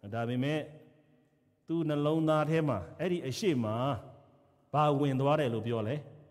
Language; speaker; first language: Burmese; non-native, local second language; Kachin